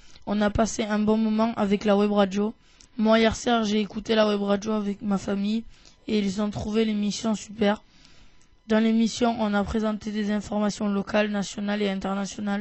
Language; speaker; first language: French; native; French